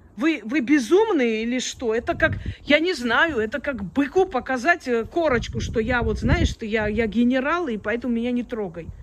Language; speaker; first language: Russian; early bilingual, other home language; Armenian